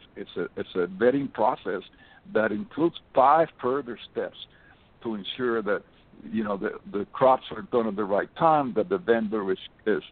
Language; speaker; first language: English; early bilingual, other home language; Spanish